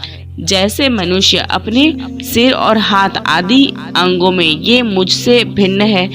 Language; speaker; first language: Hindi; native; Hindi